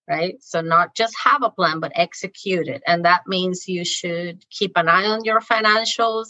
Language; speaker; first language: English; non-native, fluent; Spanish